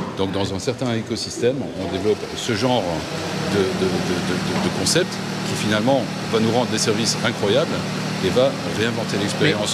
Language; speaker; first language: French; native; French